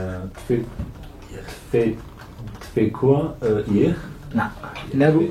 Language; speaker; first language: French; non-native, learner; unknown